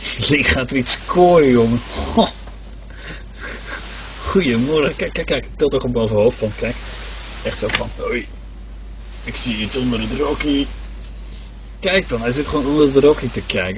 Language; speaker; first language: Dutch; native; Dutch